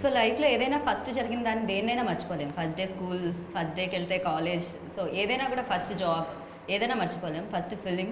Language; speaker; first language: Telugu; native; Telugu